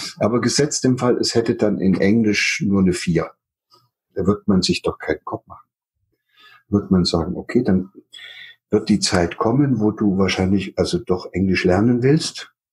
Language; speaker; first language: German; native; German